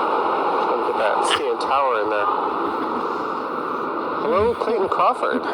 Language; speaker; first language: English; native; English